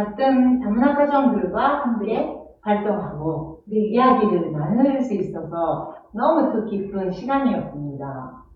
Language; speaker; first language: Korean; non-native, fluent; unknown